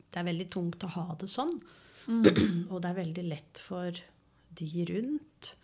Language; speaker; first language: Norwegian; native; Norwegian